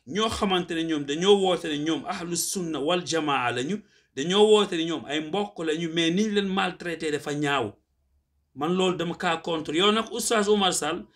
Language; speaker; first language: Wolof; non-native, local second language; Fula